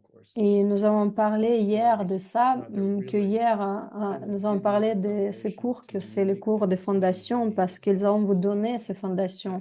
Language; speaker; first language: French; non-native, fluent; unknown